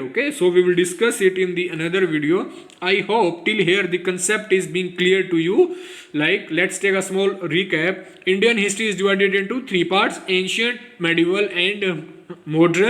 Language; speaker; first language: English; non-native, local second language; Hindi